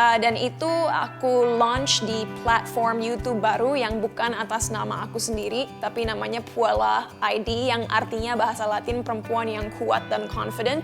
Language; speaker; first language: Indonesian; early bilingual, other home language; English